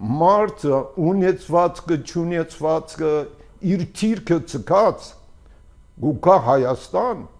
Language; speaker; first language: Armenian; early bilingual, heritage; Armenian